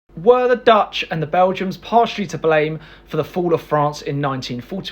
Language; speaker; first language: English; native; English